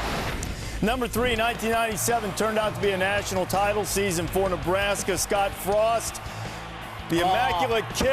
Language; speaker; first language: English; native; English